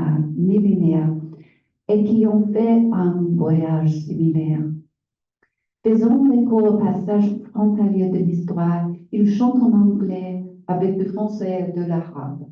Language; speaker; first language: French; non-native, learner; English